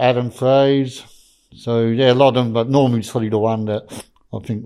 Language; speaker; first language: English; native; English